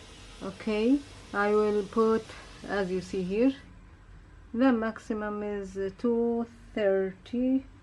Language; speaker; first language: English; non-native, learner; Arabic